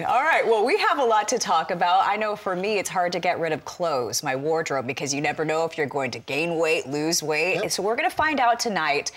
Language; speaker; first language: English; native; English